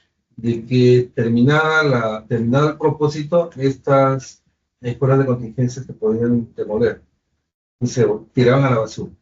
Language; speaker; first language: Spanish; native; Spanish